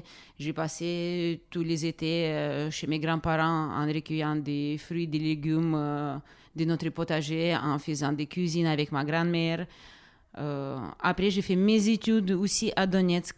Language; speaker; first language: French; non-native, fluent; Russian